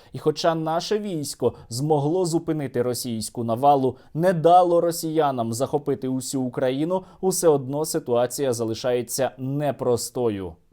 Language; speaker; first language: Ukrainian; native; Ukrainian